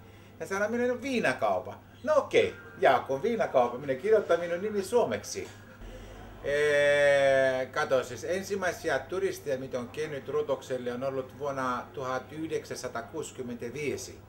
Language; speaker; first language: Finnish; non-native, learner; Greek